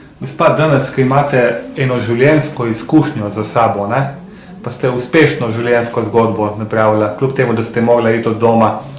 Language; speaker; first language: Slovenian; native; Slovenian